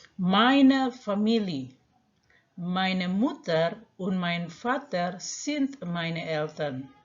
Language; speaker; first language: German; non-native, fluent; Indonesian